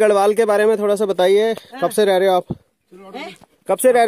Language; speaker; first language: Hindi; native; Hindi